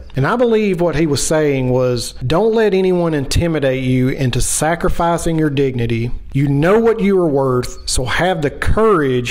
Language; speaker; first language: English; native; English